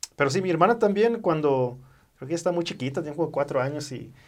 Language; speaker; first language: Spanish; early bilingual, heritage; Spanish